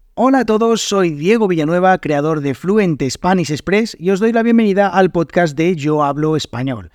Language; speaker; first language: Spanish; native; Spanish